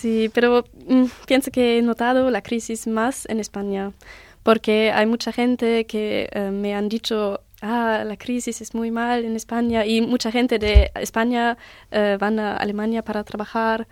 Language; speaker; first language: Spanish; non-native, learner; German